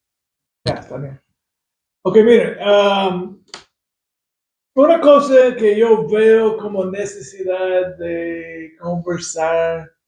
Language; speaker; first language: Spanish; non-native, fluent; English